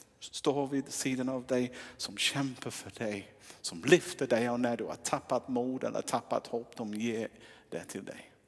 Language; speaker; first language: Swedish; non-native, fluent; English